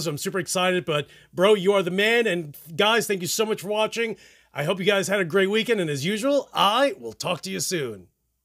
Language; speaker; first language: English; early bilingual, other home language; Spanish